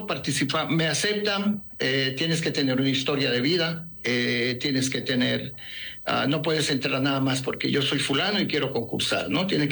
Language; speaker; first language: Spanish; native; Spanish